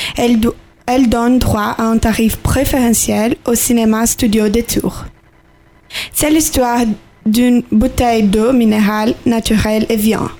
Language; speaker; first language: French; non-native, learner; Portuguese